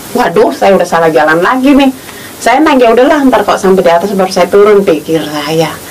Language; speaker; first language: Indonesian; native; Indonesian